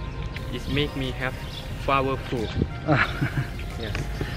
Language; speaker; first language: English; non-native, learner; Lao